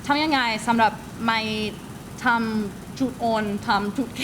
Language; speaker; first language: Thai; non-native, learner; English